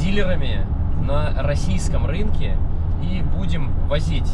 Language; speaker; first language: Russian; native; Russian